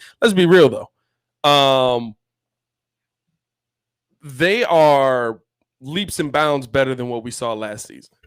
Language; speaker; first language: English; native; English